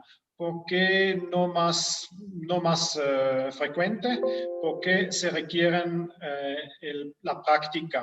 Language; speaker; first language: Spanish; non-native, fluent; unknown